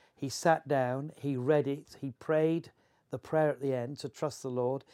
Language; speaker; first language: English; native; English